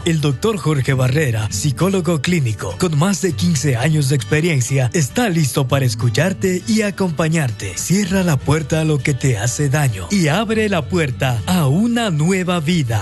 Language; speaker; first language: Spanish; native; Spanish